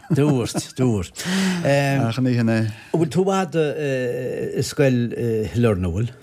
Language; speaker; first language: Irish; native; Irish